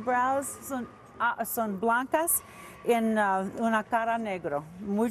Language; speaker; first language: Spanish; early bilingual, heritage; Spanish